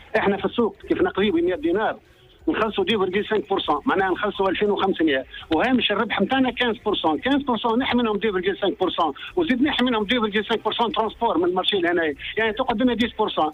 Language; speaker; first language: Arabic; native; Arabic